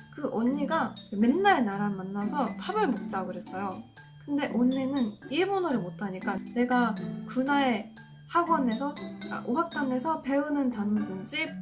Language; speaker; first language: Korean; non-native, fluent; Japanese